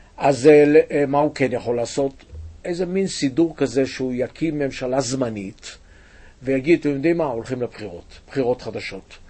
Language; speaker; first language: Hebrew; native; Hebrew